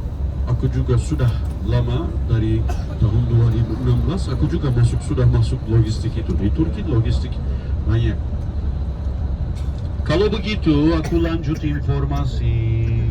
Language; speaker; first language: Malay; non-native, fluent; Turkish